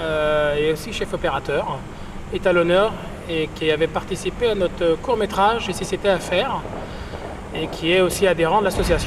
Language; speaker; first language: French; native; French